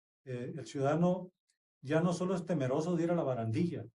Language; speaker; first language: Spanish; native; Spanish